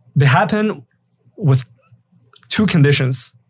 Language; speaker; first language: English; native; English